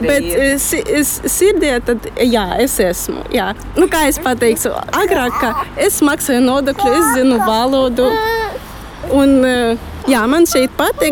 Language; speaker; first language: Latvian; non-native, learner; Russian